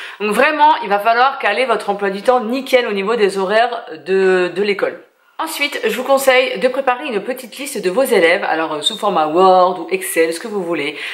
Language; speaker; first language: French; native; French